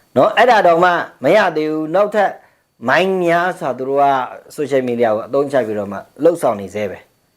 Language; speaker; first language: Burmese; non-native, local second language; Pa'o Karen